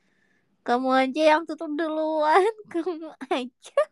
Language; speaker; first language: Indonesian; native; Indonesian